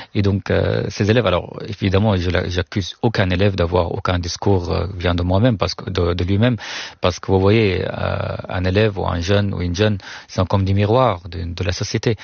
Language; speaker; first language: French; non-native, fluent; Arabic